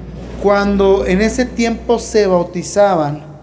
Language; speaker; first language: Spanish; native; Spanish